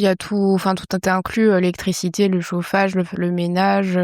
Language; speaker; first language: French; native; French